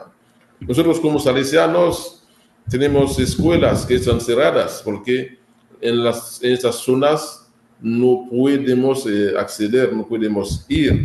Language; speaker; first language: Spanish; non-native, fluent; Haitian Creole